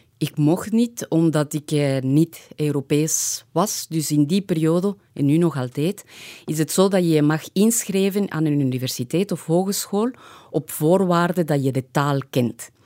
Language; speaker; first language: Dutch; non-native, fluent; Spanish